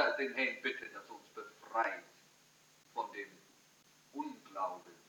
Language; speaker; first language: German; early bilingual, heritage; German